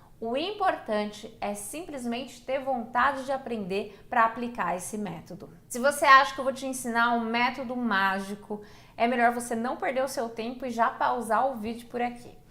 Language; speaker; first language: Portuguese; native; Portuguese